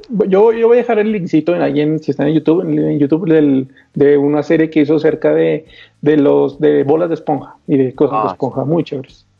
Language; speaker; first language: Spanish; native; Spanish